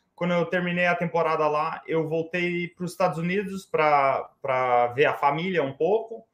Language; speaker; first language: Portuguese; early bilingual, heritage; English